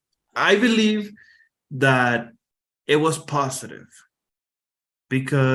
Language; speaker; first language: English; non-native, fluent; Spanish